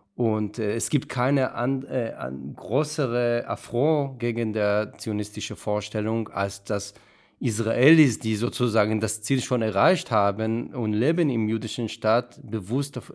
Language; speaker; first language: German; non-native, fluent; Hebrew